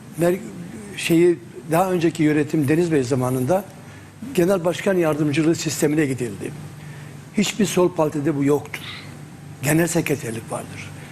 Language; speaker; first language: Turkish; native; Turkish